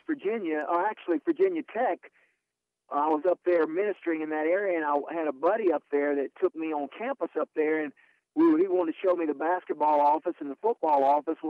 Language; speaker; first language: English; native; English